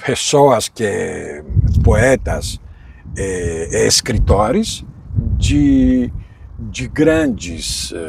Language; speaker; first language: Portuguese; non-native, fluent; Greek